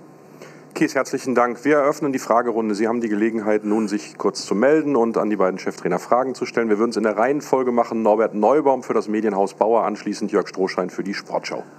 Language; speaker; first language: German; native; German